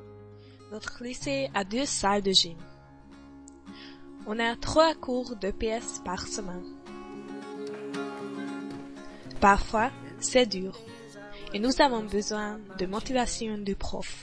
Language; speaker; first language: French; non-native, learner; Hungarian